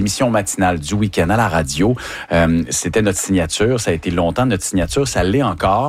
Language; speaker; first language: French; native; French